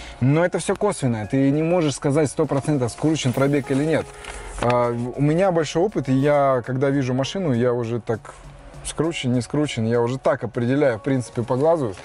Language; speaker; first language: Russian; native; Russian